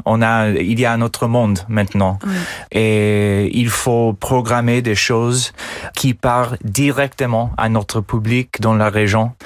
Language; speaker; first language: French; non-native, fluent; English